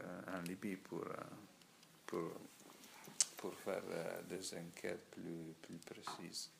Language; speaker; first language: French; non-native, learner; Italian